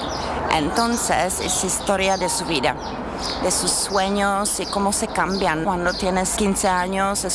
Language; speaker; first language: Spanish; non-native, fluent; Czech